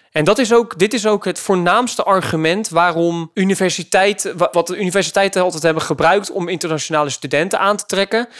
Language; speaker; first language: Dutch; native; Dutch